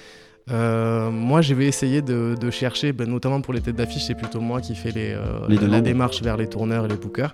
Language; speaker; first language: French; native; French